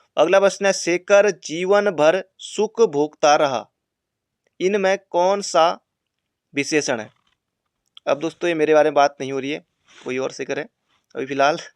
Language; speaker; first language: Hindi; native; Hindi